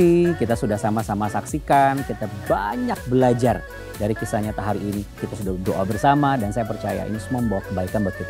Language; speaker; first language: Indonesian; native; Indonesian